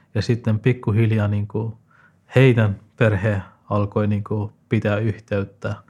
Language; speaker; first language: Finnish; non-native, fluent; Persian